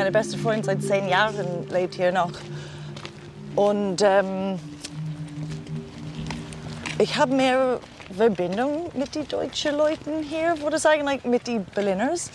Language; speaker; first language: German; non-native, learner; English